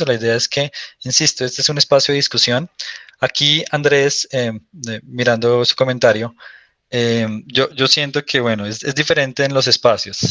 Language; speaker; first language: Spanish; native; Spanish